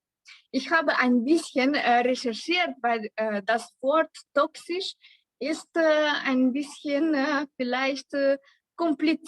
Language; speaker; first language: German; non-native, learner; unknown